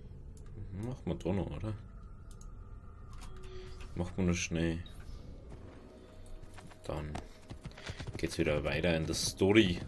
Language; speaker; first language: German; native; German